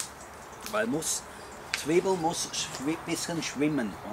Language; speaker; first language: German; non-native, learner; Czech